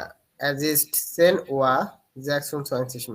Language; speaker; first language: German; non-native, learner; Bangla